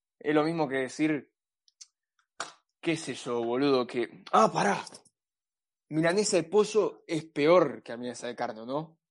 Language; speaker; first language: Spanish; native; Spanish